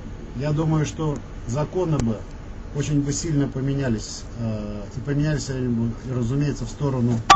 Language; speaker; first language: Russian; native; Russian